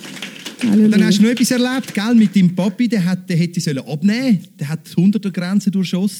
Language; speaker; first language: German; native; German